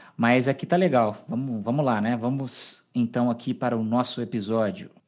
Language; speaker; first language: Portuguese; native; Portuguese